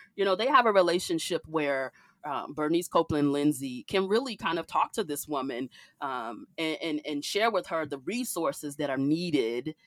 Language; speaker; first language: English; native; English